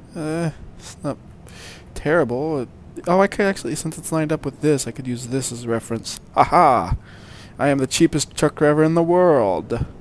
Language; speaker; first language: English; native; English